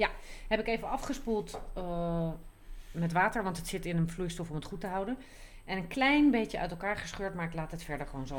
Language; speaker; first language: Dutch; native; Dutch